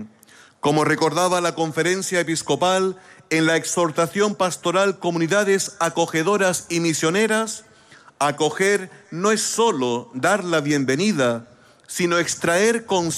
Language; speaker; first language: Spanish; native; Spanish